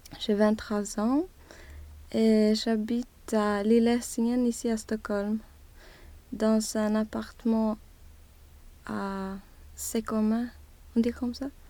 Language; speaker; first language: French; non-native, learner; Swedish